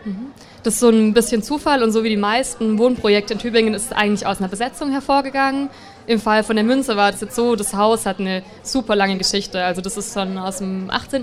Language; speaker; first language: German; native; German